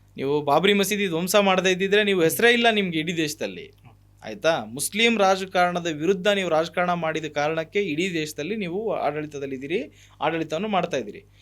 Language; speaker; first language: Kannada; native; Kannada